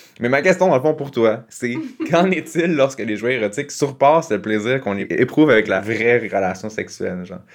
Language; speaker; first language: French; native; French